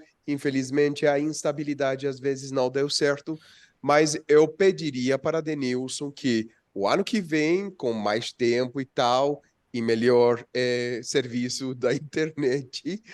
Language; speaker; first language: Portuguese; non-native, fluent; Spanish